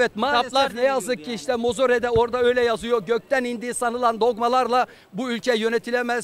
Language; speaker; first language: Turkish; native; Turkish